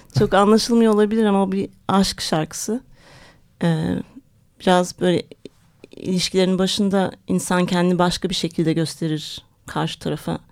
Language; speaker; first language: Turkish; early bilingual, heritage; Turkish